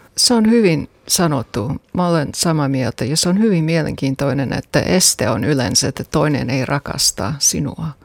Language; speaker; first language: Finnish; non-native, fluent; English